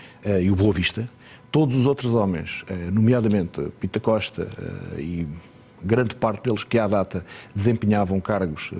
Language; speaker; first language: Portuguese; native; Portuguese